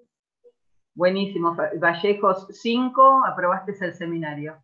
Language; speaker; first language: Spanish; native; Spanish